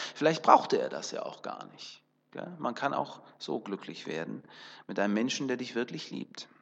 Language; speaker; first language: German; early bilingual, other home language; Russian